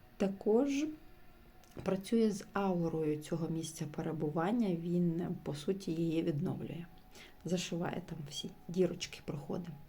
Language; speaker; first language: Ukrainian; non-native, local second language; Russian